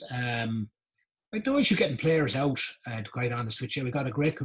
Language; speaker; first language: English; native; English